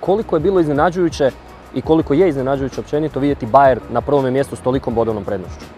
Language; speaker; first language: Croatian; native; Croatian